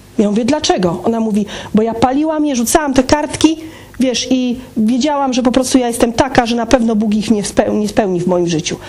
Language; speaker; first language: Polish; native; Polish